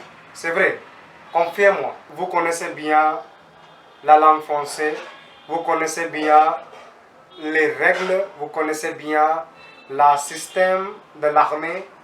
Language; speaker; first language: French; non-native, learner; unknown